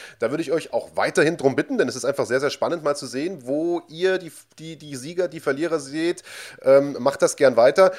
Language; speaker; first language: German; native; German